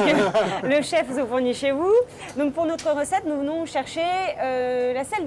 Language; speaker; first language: French; native; French